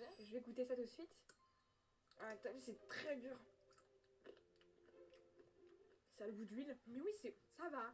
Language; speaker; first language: French; native; French